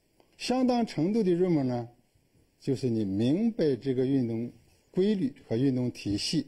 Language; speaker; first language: Chinese; native; Chinese